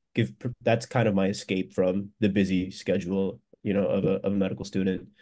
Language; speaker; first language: English; native; English